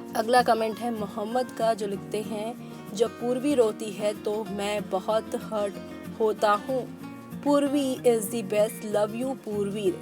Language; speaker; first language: Hindi; native; Hindi